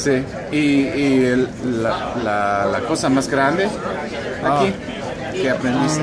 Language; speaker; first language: Spanish; non-native, learner; English